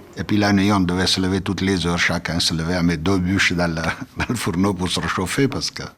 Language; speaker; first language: French; non-native, fluent; Italian